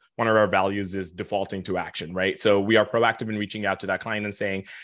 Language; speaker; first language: English; non-native, fluent; Arabic